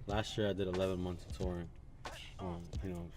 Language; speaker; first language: English; native; English